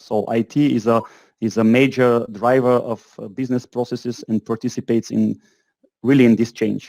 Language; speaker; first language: English; non-native, fluent; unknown